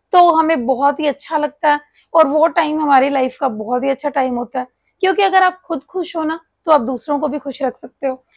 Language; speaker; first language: Hindi; native; Hindi